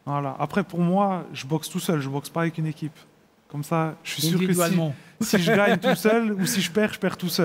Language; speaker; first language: French; native; French